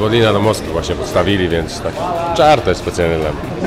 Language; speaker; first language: Polish; native; Polish